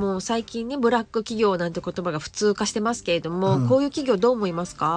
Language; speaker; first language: Japanese; native; Japanese